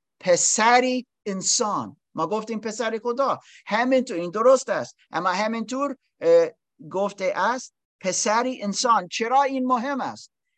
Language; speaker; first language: Persian; non-native, learner; English